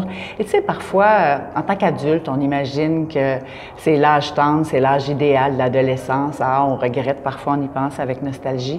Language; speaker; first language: French; native; French